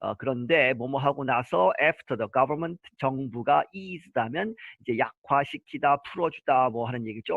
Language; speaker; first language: Korean; native; Korean